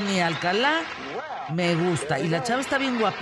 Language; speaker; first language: Spanish; native; Spanish